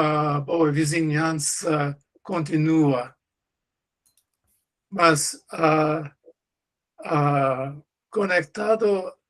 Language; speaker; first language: Portuguese; non-native, learner; English